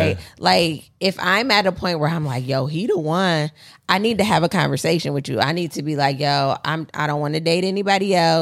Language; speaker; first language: English; native; English